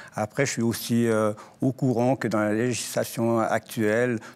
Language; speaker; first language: French; native; French